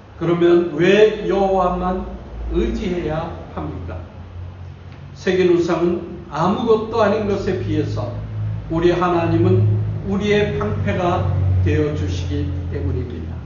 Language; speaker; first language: Korean; native; Korean